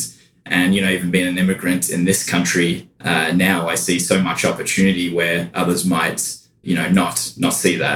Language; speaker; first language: English; native; English